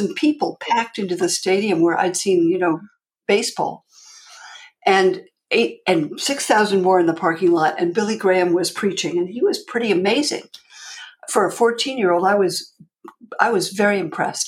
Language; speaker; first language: English; native; English